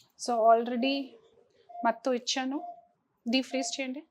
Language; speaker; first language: Telugu; non-native, fluent; Hindi